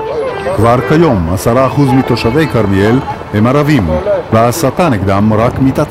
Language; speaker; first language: Hebrew; native; Hebrew